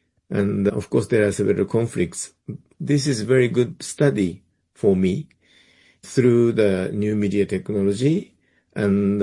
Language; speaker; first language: English; non-native, fluent; Japanese